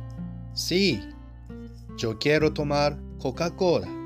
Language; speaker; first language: Spanish; non-native, fluent; Japanese